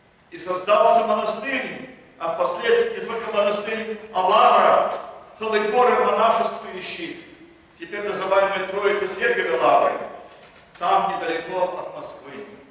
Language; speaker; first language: Russian; early bilingual, heritage; Russian